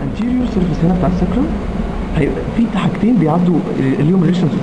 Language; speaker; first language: Arabic; native; Arabic